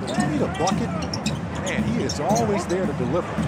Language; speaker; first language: English; native; English